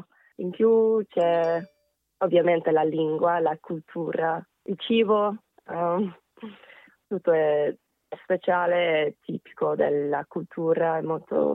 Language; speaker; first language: Italian; non-native, fluent; Korean